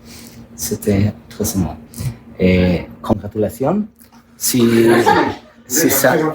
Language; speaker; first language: French; non-native, learner; Spanish